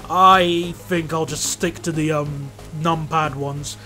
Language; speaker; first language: English; native; English